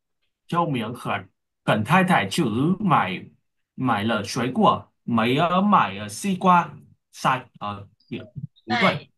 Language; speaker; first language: Chinese; non-native, learner; Vietnamese